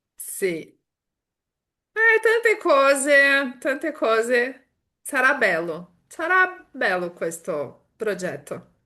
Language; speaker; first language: Italian; non-native, fluent; Portuguese